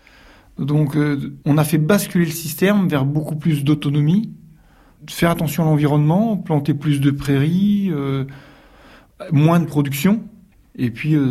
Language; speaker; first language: French; native; French